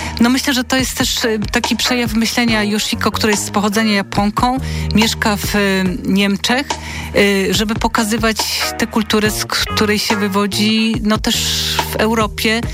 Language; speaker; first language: Polish; native; Polish